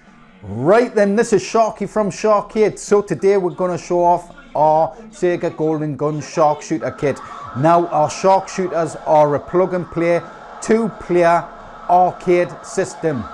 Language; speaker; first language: English; native; English